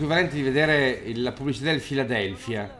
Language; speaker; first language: Italian; native; Italian